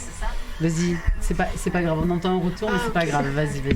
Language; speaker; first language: French; native; French